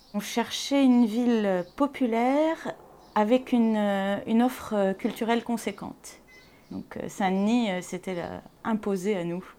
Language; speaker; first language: French; non-native, local second language; Arabic